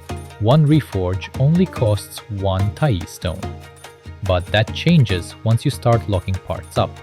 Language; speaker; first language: English; native; English